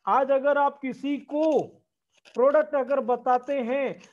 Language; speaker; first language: Hindi; native; Hindi